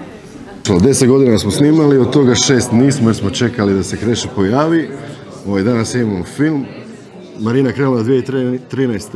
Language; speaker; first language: Serbian; native; Serbian